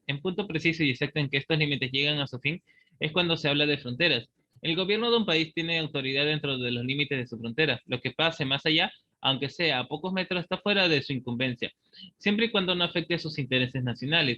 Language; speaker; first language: Spanish; native; Spanish